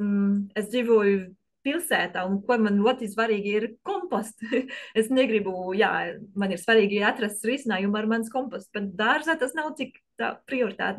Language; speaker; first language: Latvian; non-native, learner; French